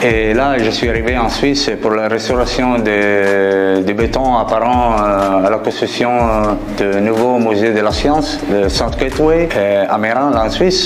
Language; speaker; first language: French; non-native, fluent; Italian